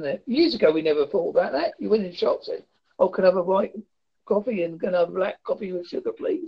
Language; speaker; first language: English; native; English